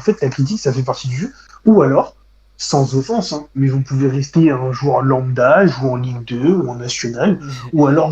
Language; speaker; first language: French; native; French